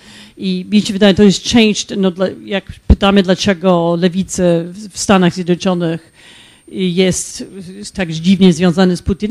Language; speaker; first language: Polish; non-native, fluent; English